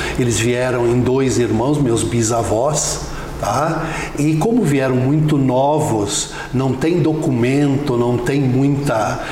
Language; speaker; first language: Portuguese; non-native, local second language; Venetian